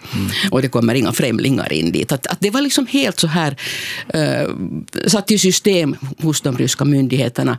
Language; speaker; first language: Swedish; native; Swedish